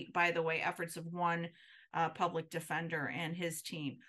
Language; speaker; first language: English; native; English